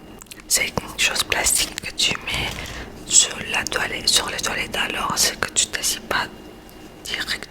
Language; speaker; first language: French; non-native, learner; Spanish